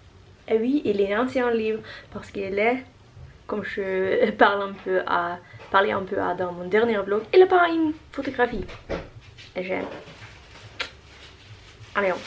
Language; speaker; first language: French; non-native, learner; Norwegian